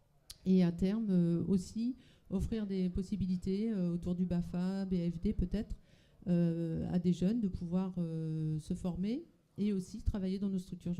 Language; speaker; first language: French; native; French